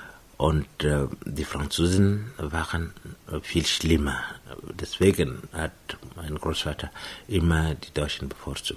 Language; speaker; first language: German; non-native, fluent; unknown